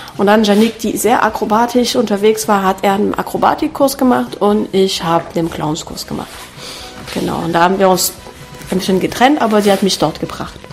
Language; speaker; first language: German; non-native, fluent; French